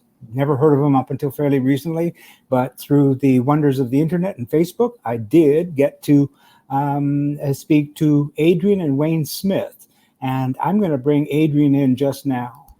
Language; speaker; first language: English; native; English